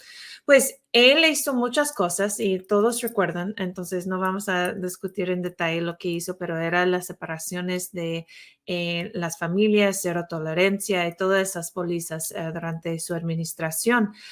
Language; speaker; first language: Spanish; non-native, fluent; English